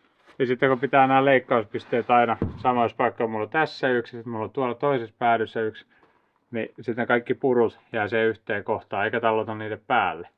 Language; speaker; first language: Finnish; native; Finnish